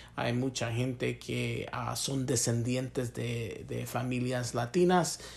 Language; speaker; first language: Spanish; early bilingual, heritage; Spanish